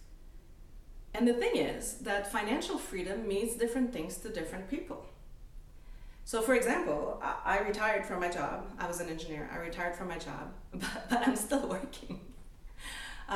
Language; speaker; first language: English; native; English